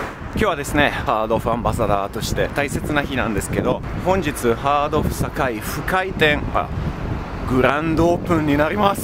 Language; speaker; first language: Japanese; non-native, fluent; Italian